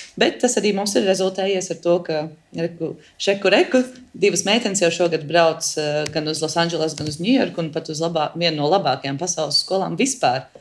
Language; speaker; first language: Latvian; early bilingual, heritage; Latvian